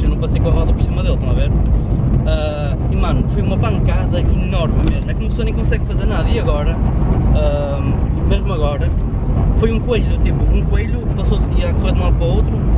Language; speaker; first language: Portuguese; native; Portuguese